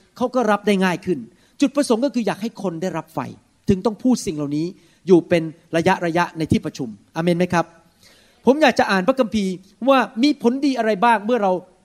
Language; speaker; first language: Thai; early bilingual, heritage; Thai